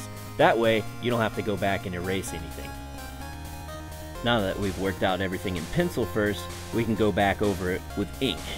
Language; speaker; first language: English; native; English